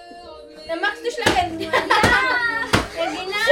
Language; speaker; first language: German; non-native, learner; Cebuano